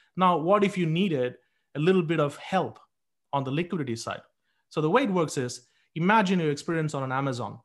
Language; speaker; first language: English; non-native, local second language; Tamil